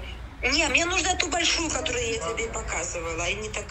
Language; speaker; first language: Russian; native; Russian